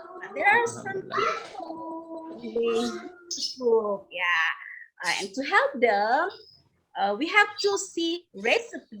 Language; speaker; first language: English; non-native, learner; Indonesian